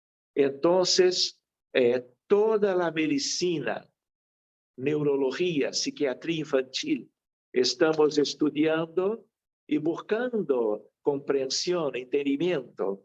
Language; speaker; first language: Spanish; non-native, fluent; Portuguese